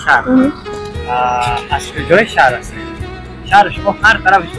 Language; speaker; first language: Persian; native; Persian